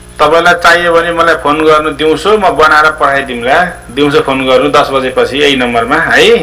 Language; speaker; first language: Nepali; native; Nepali